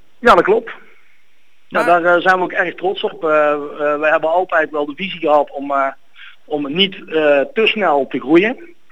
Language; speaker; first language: Dutch; native; Dutch